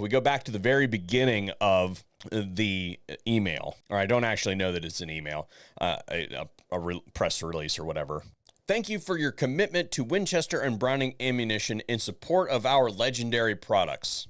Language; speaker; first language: English; native; English